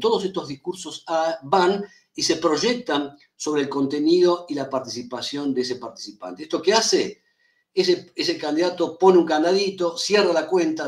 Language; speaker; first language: Spanish; native; Spanish